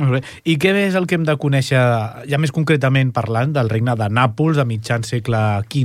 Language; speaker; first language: Catalan; native; Catalan